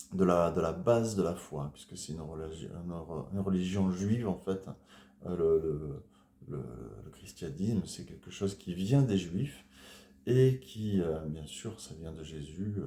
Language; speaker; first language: French; native; French